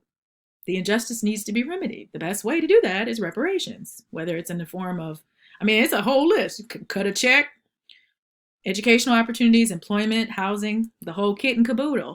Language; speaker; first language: English; native; English